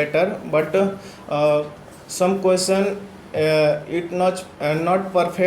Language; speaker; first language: English; non-native, learner; Hindi